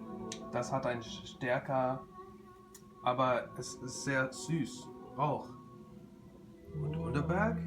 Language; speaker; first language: German; non-native, learner; English